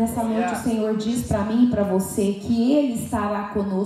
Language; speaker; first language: Portuguese; native; Portuguese